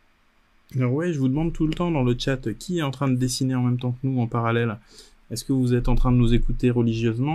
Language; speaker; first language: French; native; French